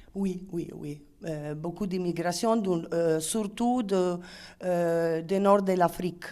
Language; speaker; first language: French; non-native, learner; Italian